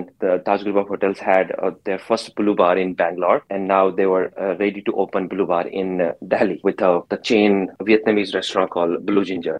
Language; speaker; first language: English; non-native, local second language; Hindi